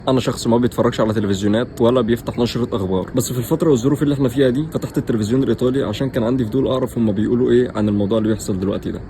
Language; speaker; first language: Arabic; native; Arabic